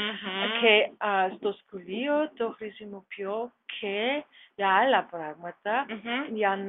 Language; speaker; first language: Greek; non-native, learner; German